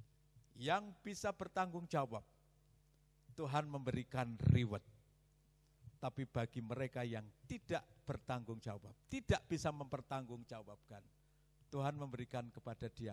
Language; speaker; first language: Indonesian; native; Indonesian